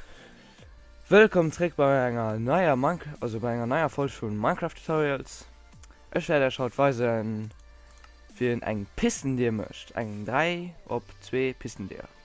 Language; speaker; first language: German; non-native, local second language; Luxembourgish